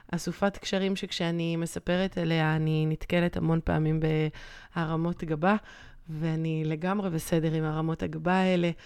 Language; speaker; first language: Hebrew; native; Hebrew